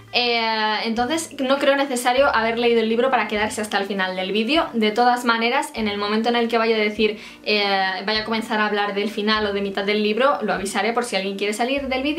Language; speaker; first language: Spanish; native; Spanish